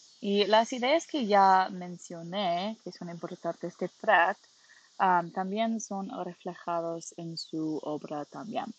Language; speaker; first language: Spanish; non-native, learner; English